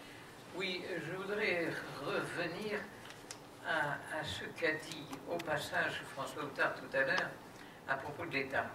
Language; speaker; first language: French; native; French